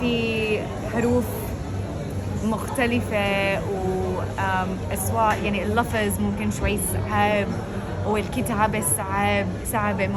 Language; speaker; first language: Arabic; non-native, fluent; English